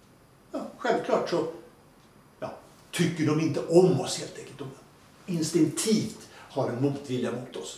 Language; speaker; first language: Swedish; native; Swedish